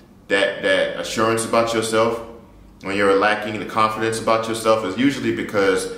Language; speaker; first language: English; native; English